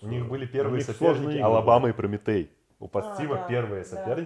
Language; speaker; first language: Russian; native; Russian